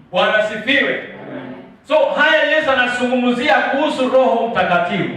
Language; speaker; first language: Swahili; non-native, local second language; Luyia